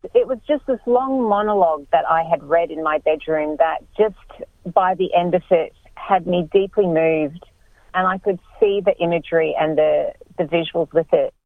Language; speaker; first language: English; native; English